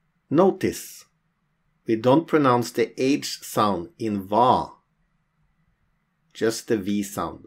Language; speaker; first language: English; non-native, fluent; Norwegian